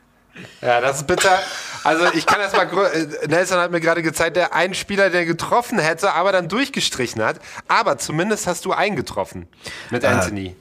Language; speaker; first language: German; native; German